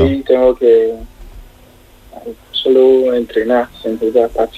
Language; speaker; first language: Spanish; non-native, learner; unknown